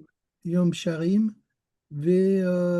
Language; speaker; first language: Hebrew; non-native, learner; French